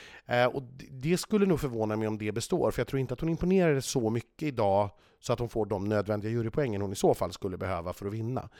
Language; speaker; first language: Swedish; native; Swedish